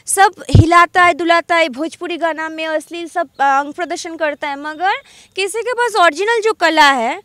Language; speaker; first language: Hindi; non-native, local second language; Bangla